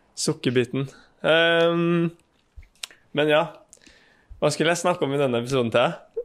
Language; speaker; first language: Norwegian; native; Norwegian